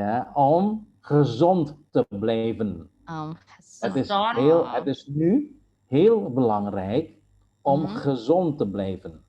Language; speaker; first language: Dutch; non-native, fluent; Indonesian